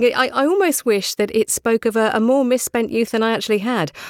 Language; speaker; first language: English; native; English